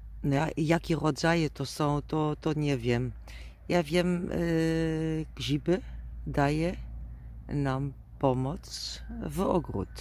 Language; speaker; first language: Polish; non-native, learner; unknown